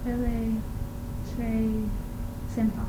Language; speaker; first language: French; non-native, learner; English